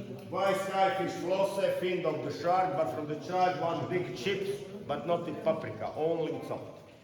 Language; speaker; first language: English; non-native, learner; Croatian